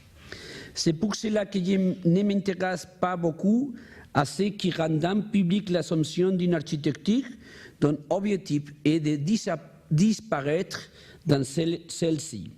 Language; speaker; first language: French; non-native, learner; Spanish